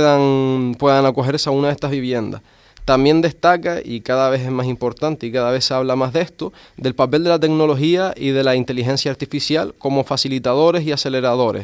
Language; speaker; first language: Spanish; native; Spanish